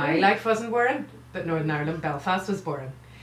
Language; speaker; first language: English; native; English